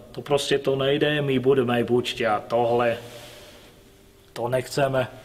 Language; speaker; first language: Czech; non-native, learner; English